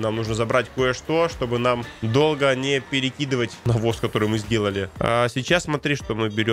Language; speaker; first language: Russian; native; Russian